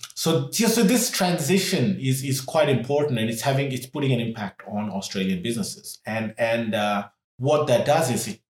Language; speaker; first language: English; early bilingual, other home language; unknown